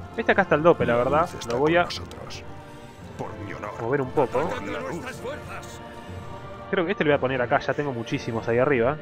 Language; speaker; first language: Spanish; native; Spanish